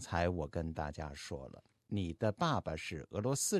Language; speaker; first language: Chinese; native; Chinese